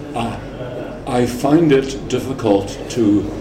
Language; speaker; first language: English; native; English